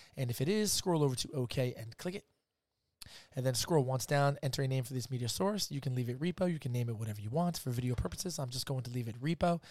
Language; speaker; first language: English; native; English